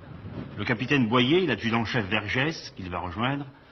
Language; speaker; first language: French; native; French